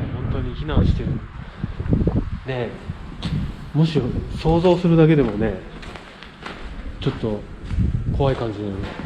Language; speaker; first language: Japanese; native; Japanese